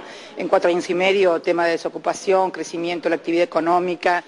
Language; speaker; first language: Spanish; native; Spanish